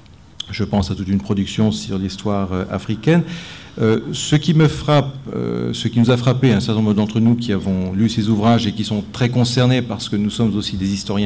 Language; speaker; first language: French; native; French